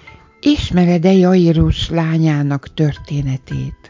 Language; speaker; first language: Hungarian; native; Hungarian